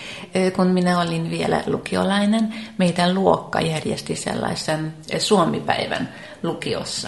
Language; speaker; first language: Finnish; non-native, fluent; Hungarian